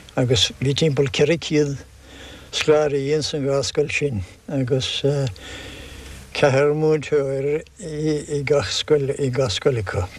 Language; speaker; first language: Irish; non-native, local second language; English